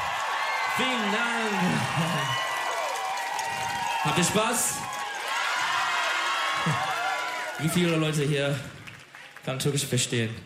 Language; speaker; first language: German; non-native, learner; Turkish